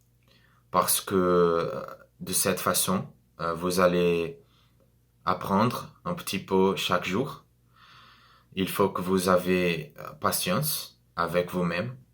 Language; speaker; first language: French; non-native, fluent; Portuguese